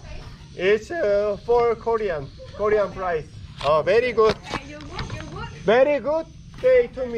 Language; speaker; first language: English; non-native, learner; Korean